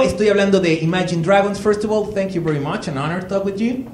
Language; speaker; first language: English; non-native, fluent; Spanish